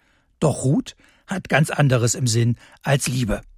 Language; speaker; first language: German; native; German